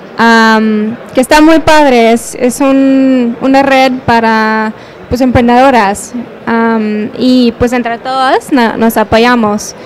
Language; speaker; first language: Spanish; non-native, fluent; English